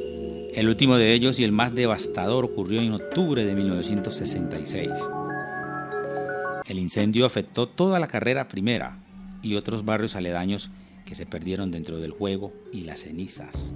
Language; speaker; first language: Spanish; native; Spanish